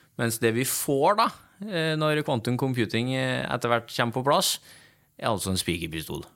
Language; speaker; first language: Norwegian; native; Norwegian